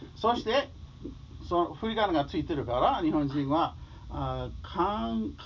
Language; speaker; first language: Japanese; non-native, fluent; English